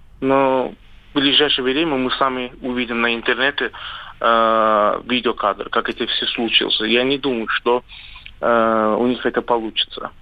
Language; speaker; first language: Russian; non-native, learner; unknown